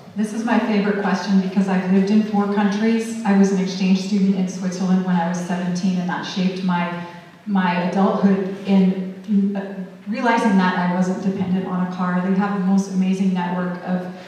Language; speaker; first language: English; native; English